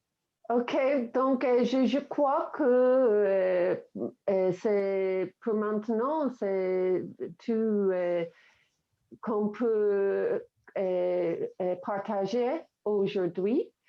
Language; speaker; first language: French; non-native, fluent; English